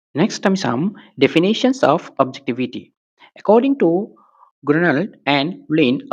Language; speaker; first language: English; non-native, local second language; Assamese